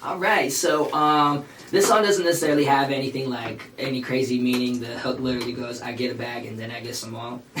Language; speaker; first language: English; early bilingual, other home language; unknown